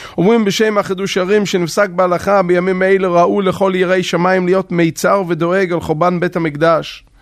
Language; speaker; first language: Hebrew; non-native, local second language; Yiddish